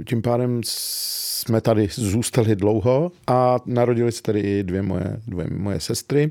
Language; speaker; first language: Czech; early bilingual, other home language; Arabic